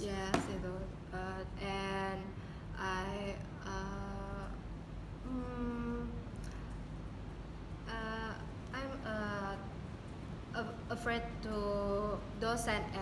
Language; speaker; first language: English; non-native, learner; Indonesian